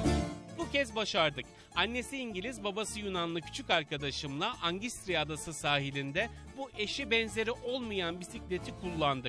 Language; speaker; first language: Turkish; native; Turkish